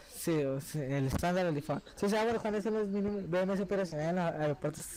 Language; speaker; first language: Spanish; native; Spanish